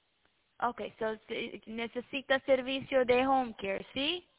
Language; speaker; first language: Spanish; early bilingual, heritage; Spanish